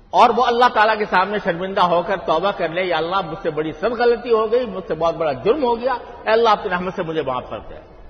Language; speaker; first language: Urdu; native; Urdu